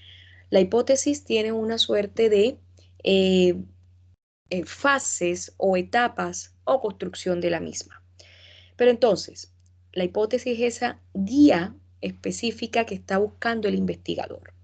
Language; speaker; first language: Spanish; native; Spanish